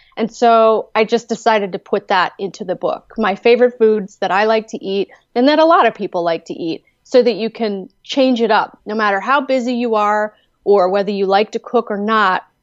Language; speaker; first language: English; native; English